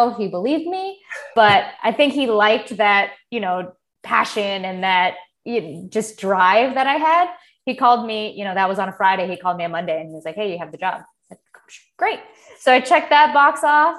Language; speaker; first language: English; native; English